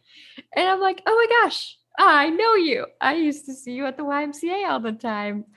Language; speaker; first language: English; native; English